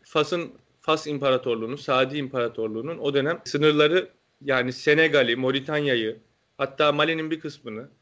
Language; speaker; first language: Turkish; native; Turkish